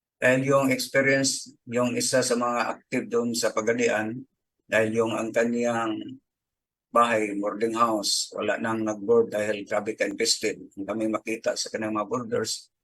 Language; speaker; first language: Filipino; non-native, local second language; Cebuano